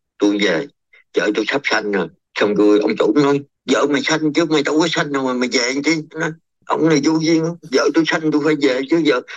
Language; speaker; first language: Vietnamese; native; Vietnamese